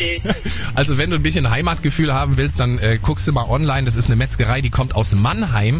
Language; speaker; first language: German; native; German